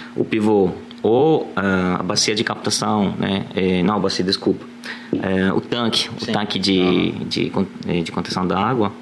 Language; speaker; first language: Portuguese; non-native, fluent; Italian